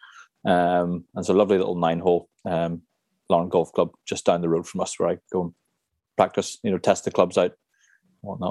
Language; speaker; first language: English; native; English